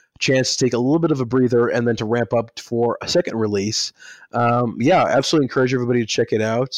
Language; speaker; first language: English; native; English